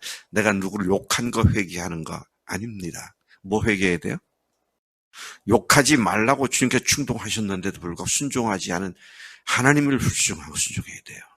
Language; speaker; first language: Korean; native; Korean